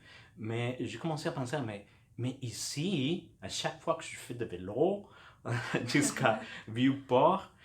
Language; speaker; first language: French; non-native, fluent; Spanish